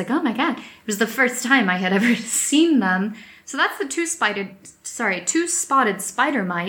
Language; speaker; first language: English; native; English